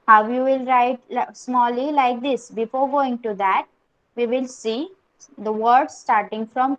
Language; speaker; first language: English; non-native, local second language; Marathi